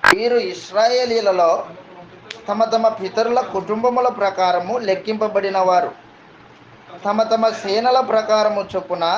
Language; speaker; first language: Telugu; native; Telugu